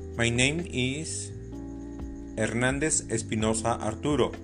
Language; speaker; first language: English; non-native, learner; Spanish